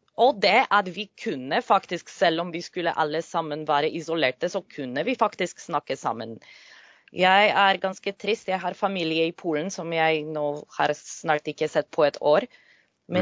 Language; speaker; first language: Norwegian; non-native, fluent; Polish